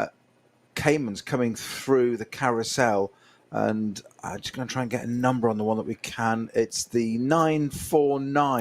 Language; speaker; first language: English; native; English